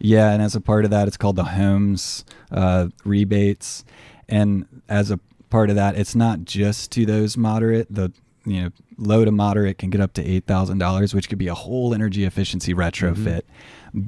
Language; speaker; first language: English; native; English